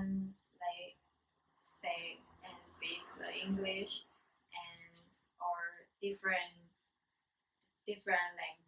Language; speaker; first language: English; non-native, learner; Chinese